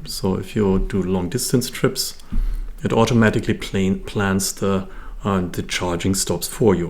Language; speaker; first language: English; non-native, fluent; German